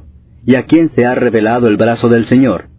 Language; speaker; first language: Spanish; native; Spanish